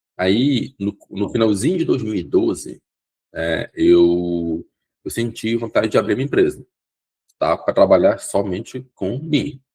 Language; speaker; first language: Portuguese; non-native, local second language; Kabuverdianu